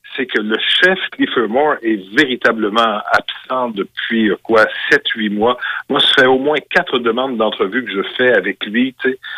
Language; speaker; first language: French; native; French